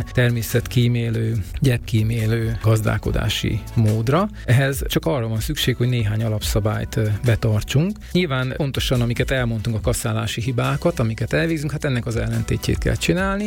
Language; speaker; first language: Hungarian; native; Hungarian